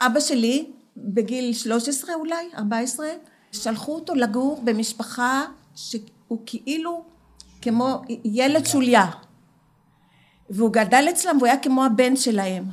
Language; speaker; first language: Hebrew; early bilingual, other home language; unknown